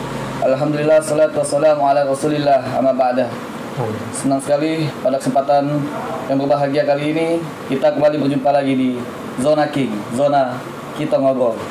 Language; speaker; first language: Malay; native; Malay